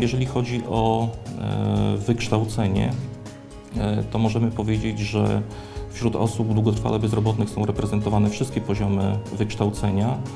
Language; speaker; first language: Polish; native; Polish